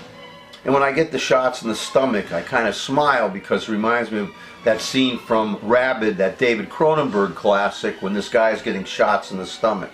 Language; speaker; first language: English; native; English